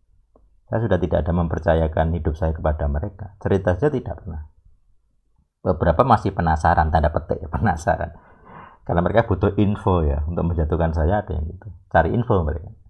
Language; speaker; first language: Indonesian; native; Indonesian